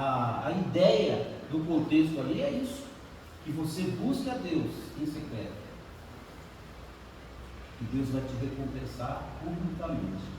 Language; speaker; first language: Portuguese; native; Portuguese